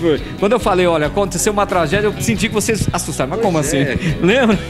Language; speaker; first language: Portuguese; native; Portuguese